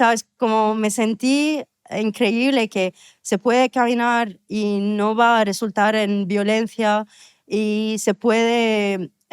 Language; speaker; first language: Spanish; non-native, fluent; Arabic